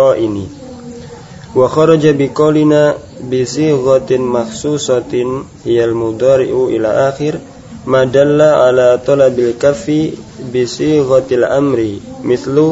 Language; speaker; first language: Arabic; non-native, learner; Indonesian